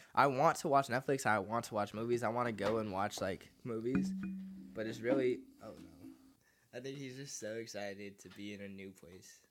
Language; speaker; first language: English; early bilingual, other home language; Filipino